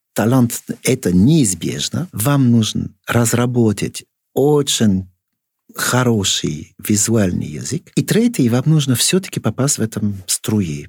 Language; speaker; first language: Russian; non-native, fluent; French